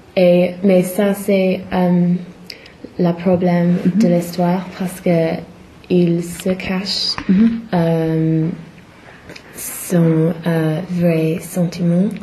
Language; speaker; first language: French; non-native, learner; English